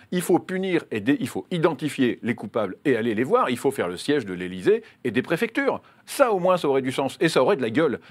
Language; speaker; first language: French; native; French